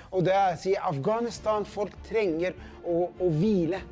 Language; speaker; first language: Norwegian; non-native, learner; Persian